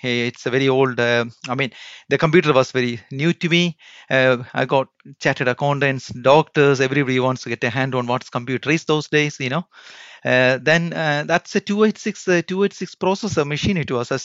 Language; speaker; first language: English; non-native, local second language; Malayalam